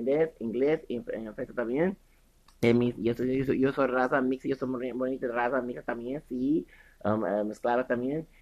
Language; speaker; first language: Spanish; non-native, learner; English